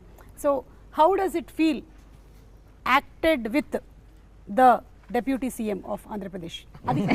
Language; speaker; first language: Telugu; native; Telugu